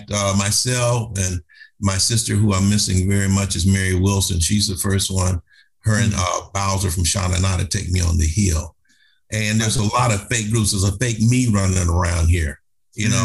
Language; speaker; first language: English; native; English